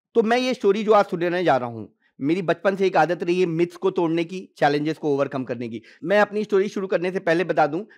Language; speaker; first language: Hindi; native; Hindi